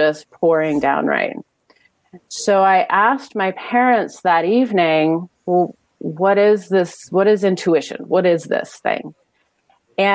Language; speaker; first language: English; native; English